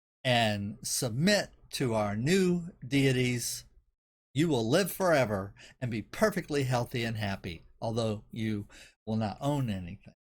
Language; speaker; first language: English; native; English